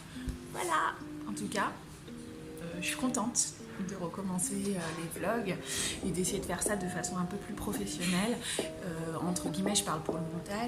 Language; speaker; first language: French; native; French